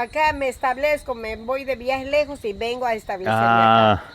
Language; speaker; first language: Spanish; native; Spanish